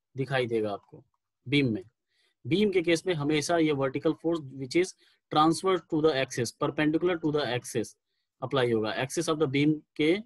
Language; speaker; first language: Hindi; native; Hindi